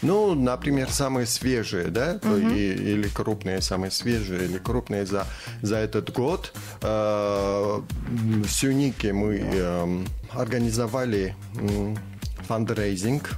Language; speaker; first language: Russian; non-native, fluent; Armenian